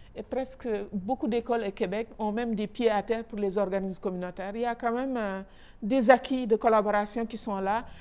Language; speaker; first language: French; non-native, local second language; Wolof